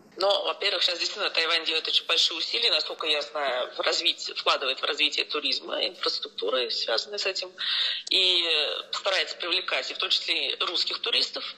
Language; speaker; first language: Russian; native; Russian